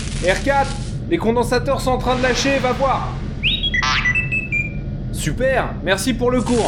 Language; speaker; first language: French; native; French